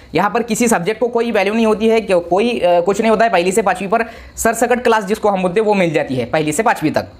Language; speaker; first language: Hindi; non-native, local second language; Marathi